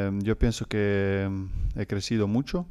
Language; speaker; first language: Spanish; non-native, learner; Croatian